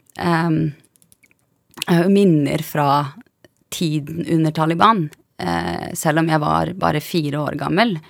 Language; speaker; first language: Norwegian; early bilingual, other home language; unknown